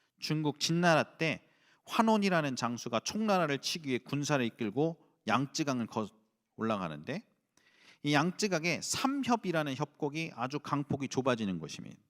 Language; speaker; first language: Korean; native; Korean